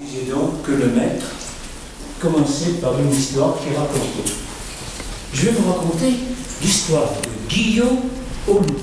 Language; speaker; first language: French; native; French